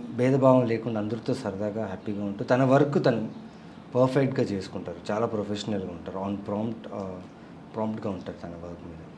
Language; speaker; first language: Telugu; non-native, local second language; Tamil